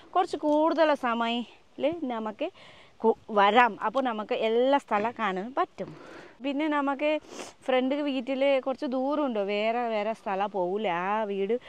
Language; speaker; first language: Malayalam; non-native, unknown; Nepali